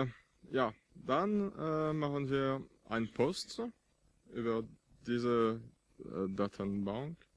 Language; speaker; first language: German; non-native, fluent; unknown